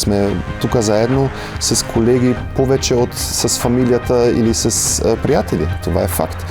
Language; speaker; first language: Bulgarian; non-native, fluent; German